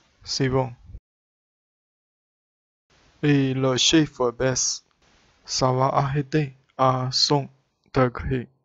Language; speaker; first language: French; non-native, learner; Chinese